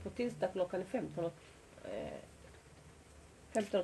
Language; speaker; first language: Swedish; non-native, fluent; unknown